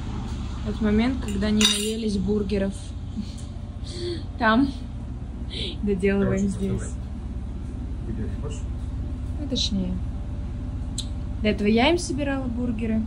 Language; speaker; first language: Russian; native; Russian